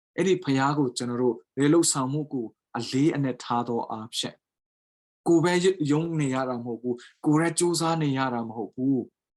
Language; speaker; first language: Burmese; non-native, local second language; Tedim Chin